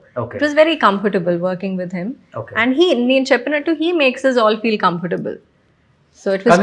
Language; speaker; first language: Telugu; non-native, local second language; Tamil